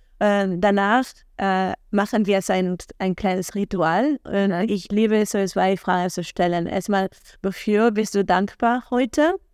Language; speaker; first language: German; non-native, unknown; Spanish